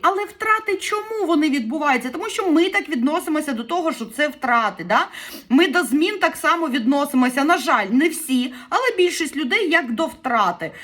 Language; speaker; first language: Ukrainian; native; Ukrainian